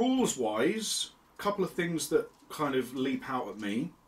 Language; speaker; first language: English; native; English